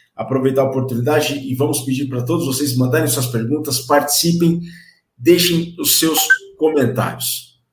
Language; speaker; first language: Portuguese; native; Portuguese